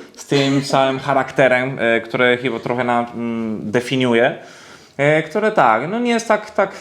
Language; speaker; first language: Polish; non-native, fluent; Spanish